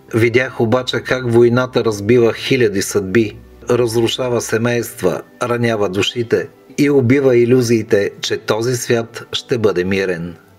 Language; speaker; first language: Bulgarian; native; Bulgarian